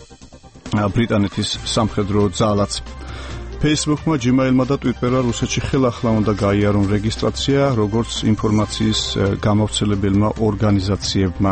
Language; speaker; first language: Georgian; native; Georgian